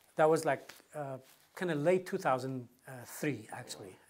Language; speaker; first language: English; non-native, fluent; Kurdish